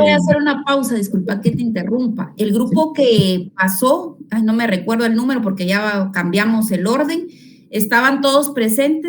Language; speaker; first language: Spanish; native; Spanish